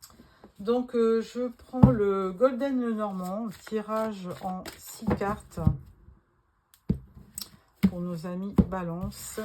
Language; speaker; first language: French; native; French